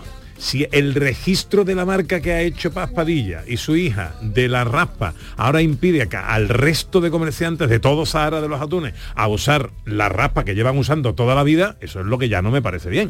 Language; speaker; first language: Spanish; native; Spanish